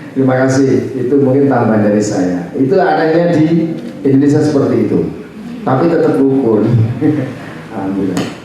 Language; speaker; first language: Indonesian; non-native, local second language; Javanese